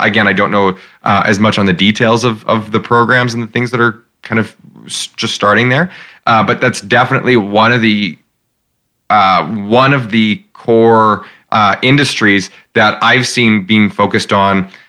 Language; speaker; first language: English; native; English